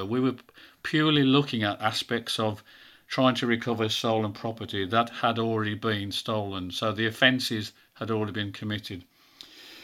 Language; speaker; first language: English; native; English